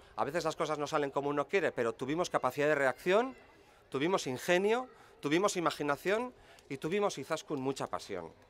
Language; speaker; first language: Spanish; native; Spanish